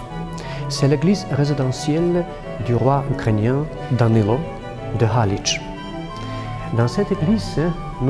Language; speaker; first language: French; non-native, fluent; Ukrainian